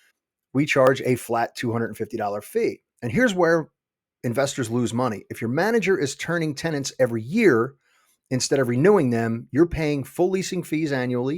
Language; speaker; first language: English; native; English